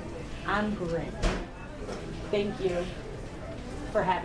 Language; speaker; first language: English; native; English